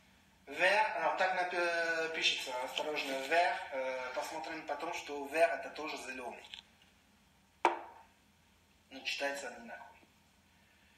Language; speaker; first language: Russian; non-native, learner; French